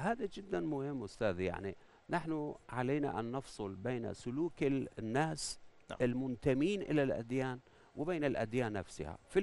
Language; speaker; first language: Arabic; non-native, fluent; Persian